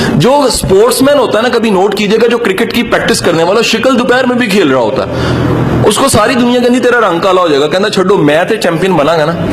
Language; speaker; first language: Urdu; non-native, local second language; Punjabi